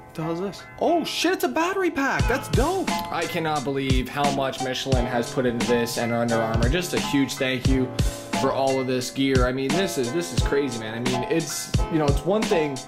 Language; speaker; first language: English; native; English